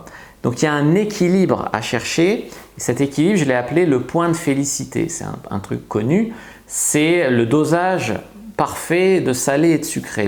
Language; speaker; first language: French; native; French